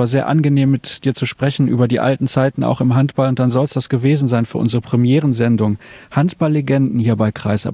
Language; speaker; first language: German; native; German